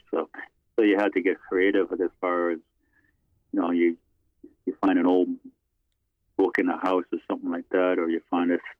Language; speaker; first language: English; non-native, fluent; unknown